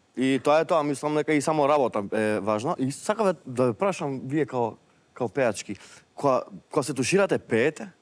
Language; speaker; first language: Macedonian; non-native, local second language; Albanian